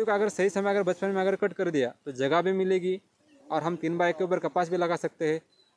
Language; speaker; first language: Hindi; non-native, local second language; Marathi